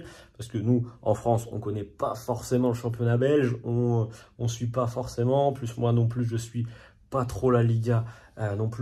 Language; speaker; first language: French; native; French